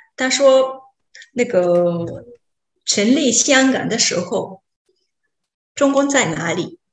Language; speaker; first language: Chinese; non-native, fluent; Japanese